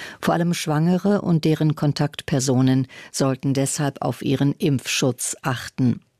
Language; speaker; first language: German; native; German